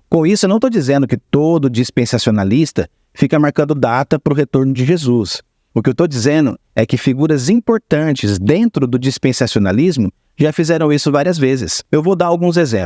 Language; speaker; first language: Portuguese; native; Portuguese